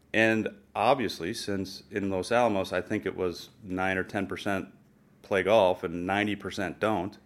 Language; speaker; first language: English; native; English